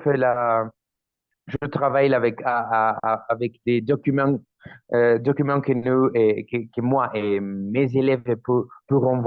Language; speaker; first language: French; non-native, learner; Spanish